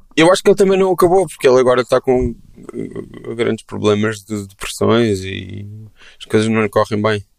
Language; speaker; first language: Portuguese; native; Portuguese